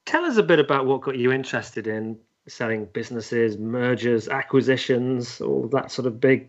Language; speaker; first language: English; native; English